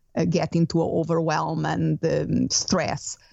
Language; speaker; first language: English; non-native, fluent; Portuguese